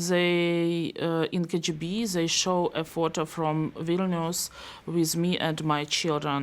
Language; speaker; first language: English; non-native, learner; Belarusian